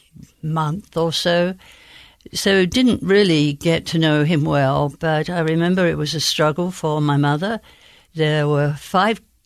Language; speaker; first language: English; native; English